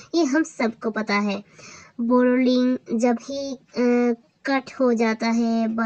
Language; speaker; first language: Hindi; non-native, local second language; Bangla